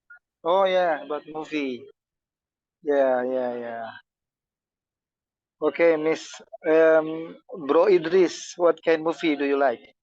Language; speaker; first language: English; non-native, learner; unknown